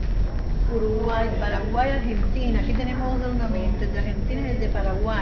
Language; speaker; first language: Spanish; native; Spanish